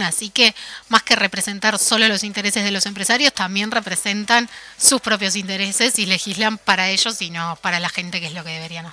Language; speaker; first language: Spanish; native; Spanish